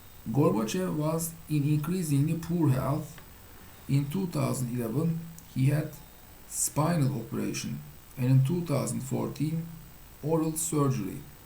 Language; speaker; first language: English; non-native, fluent; Turkish